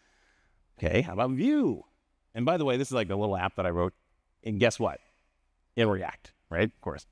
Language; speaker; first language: English; native; English